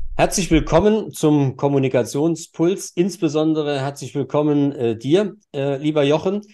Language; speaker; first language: German; native; German